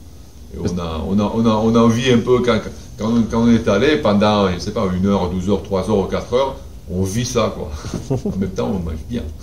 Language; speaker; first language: French; non-native, fluent; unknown